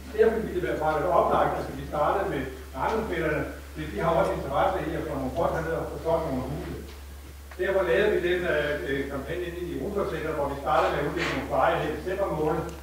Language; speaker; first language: Danish; native; Danish